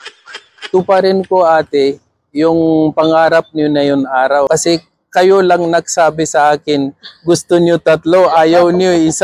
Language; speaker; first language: Filipino; non-native, learner; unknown